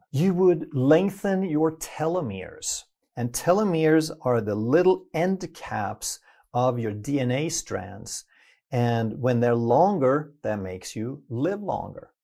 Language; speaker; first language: English; non-native, fluent; Swedish